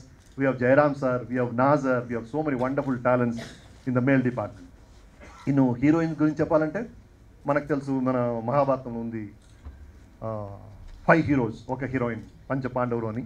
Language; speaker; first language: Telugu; non-native, local second language; Kannada